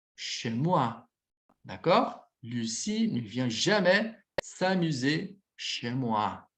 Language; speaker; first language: French; non-native, fluent; Portuguese